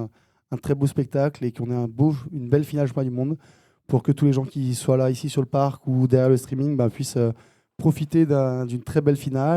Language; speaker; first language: French; native; French